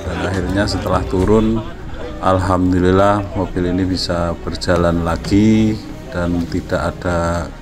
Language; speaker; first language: Indonesian; native; Indonesian